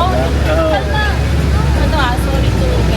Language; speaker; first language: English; non-native, local second language; Filipino